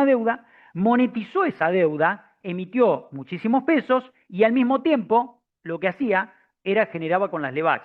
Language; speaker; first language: Spanish; native; Spanish